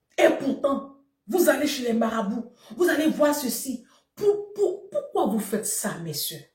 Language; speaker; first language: French; native; French